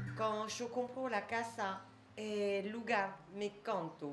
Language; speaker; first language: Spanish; non-native, learner; French